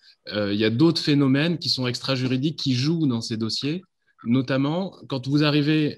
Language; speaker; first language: French; native; French